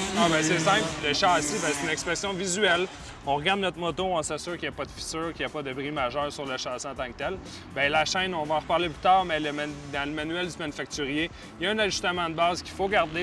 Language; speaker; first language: French; native; French